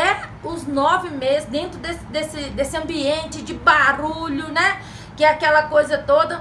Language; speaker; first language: Portuguese; native; Portuguese